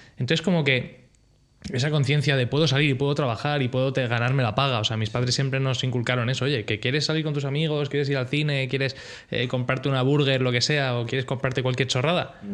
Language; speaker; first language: Spanish; early bilingual, heritage; Spanish